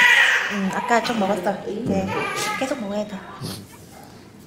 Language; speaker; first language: Korean; non-native, learner; Vietnamese